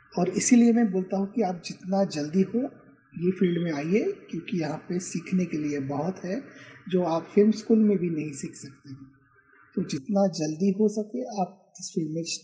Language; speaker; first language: Hindi; non-native, local second language; Marathi